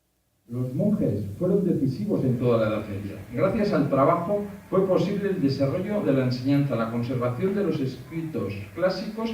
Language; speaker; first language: Spanish; native; Spanish